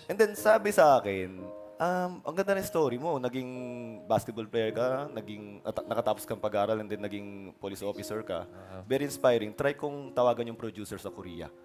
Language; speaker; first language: Filipino; native; Filipino